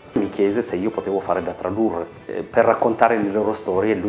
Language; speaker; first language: Italian; non-native, fluent; Tigrinya